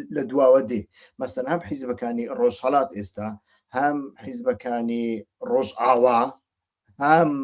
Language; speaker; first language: Central Kurdish; native; Central Kurdish